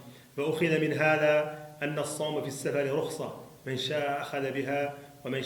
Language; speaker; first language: Arabic; native; Arabic